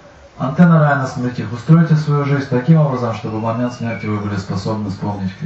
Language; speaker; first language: Russian; native; Russian